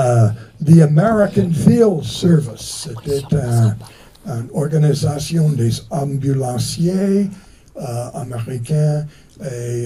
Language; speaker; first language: French; non-native, fluent; English